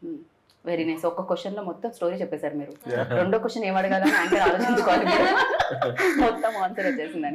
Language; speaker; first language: Telugu; native; Telugu